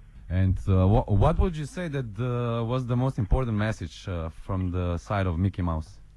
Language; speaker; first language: English; non-native, learner; Slovenian